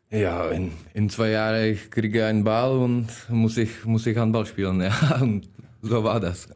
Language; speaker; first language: German; non-native, learner; Czech